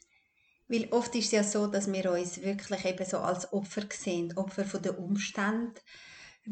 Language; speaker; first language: German; early bilingual, other home language; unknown